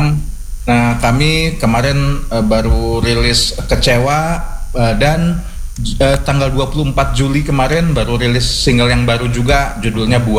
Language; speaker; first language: Indonesian; native; Indonesian